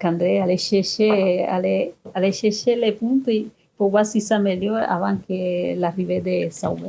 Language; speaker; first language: French; non-native, fluent; Spanish